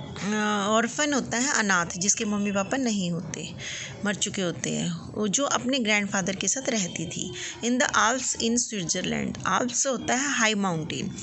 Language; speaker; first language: Hindi; native; Hindi